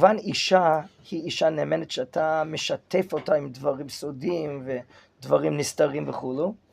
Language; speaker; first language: Hebrew; non-native, fluent; English